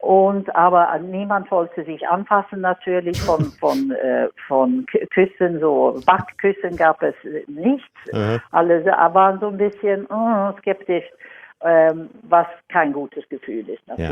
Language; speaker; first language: German; non-native, fluent; Swedish